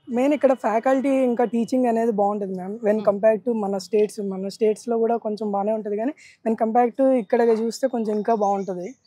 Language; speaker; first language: Telugu; native; Telugu